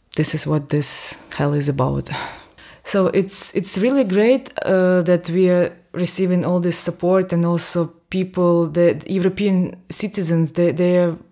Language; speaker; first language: English; non-native, fluent; Ukrainian